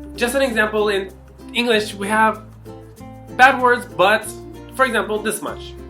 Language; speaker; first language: English; native; English